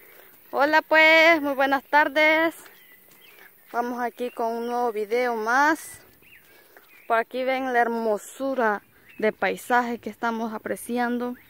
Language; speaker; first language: Spanish; native; Spanish